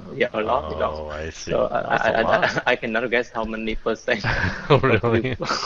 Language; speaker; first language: English; non-native, learner; Vietnamese